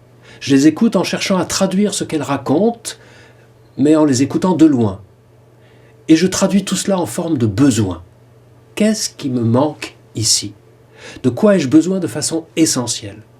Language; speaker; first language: French; native; French